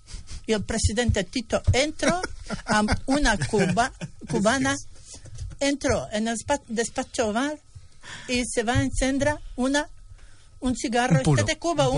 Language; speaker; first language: Catalan; non-native, fluent; Bosnian